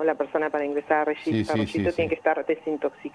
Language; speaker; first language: Spanish; native; Spanish